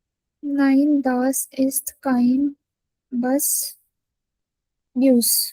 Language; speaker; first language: German; non-native, learner; Hindi